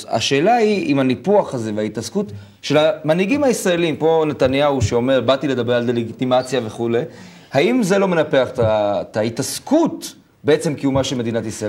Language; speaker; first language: Hebrew; native; Hebrew